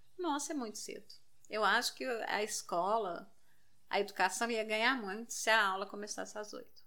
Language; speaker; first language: Portuguese; native; Portuguese